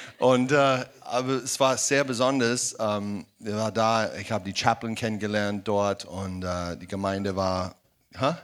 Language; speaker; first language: German; non-native, fluent; English